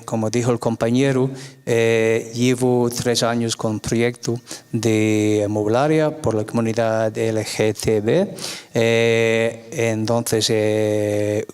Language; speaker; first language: Spanish; non-native, fluent; English